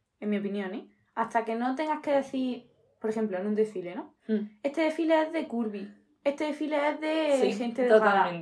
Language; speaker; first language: Spanish; native; Spanish